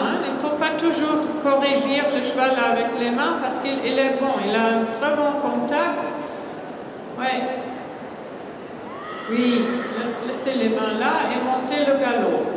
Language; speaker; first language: French; non-native, fluent; German